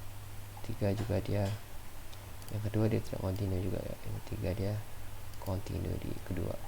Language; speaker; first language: Indonesian; native; Indonesian